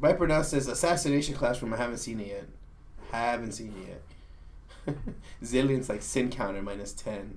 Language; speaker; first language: English; native; English